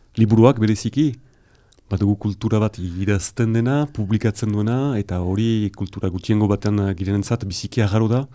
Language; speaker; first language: Basque; native; Basque